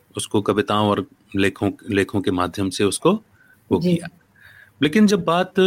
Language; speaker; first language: Hindi; native; Hindi